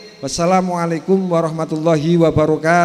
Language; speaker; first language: Indonesian; native; Indonesian